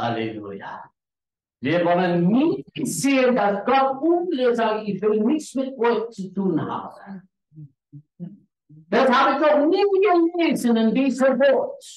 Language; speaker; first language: German; non-native, learner; Afrikaans